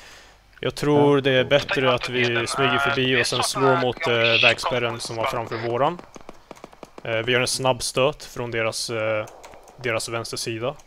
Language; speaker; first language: Swedish; native; Swedish